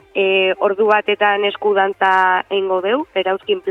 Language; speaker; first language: Basque; native; Basque